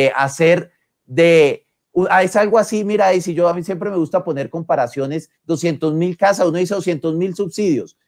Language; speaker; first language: Spanish; native; Spanish